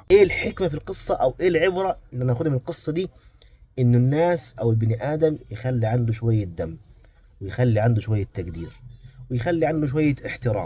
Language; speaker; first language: Arabic; native; Arabic